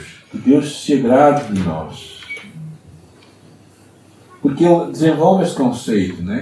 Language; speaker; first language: Portuguese; native; Portuguese